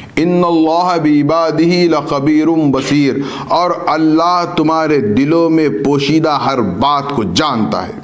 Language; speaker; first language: Urdu; native; Urdu